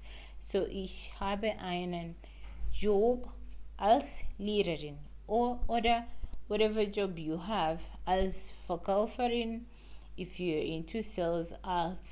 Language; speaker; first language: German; non-native, learner; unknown